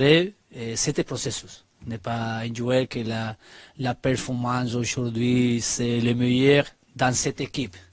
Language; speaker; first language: French; non-native, learner; Spanish